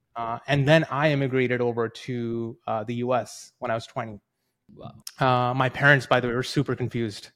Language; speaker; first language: English; early bilingual, other home language; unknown